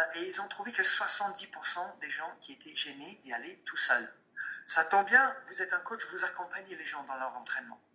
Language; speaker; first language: French; non-native, fluent; English